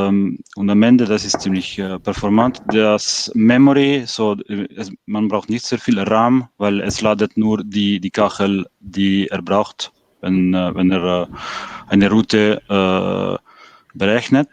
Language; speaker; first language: German; non-native, fluent; French